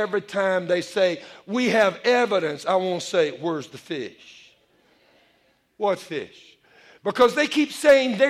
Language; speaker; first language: English; native; English